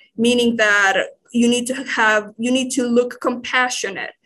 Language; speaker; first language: English; non-native, fluent; Spanish